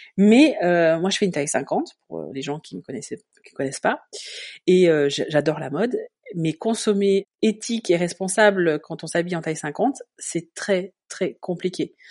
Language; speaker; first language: French; native; French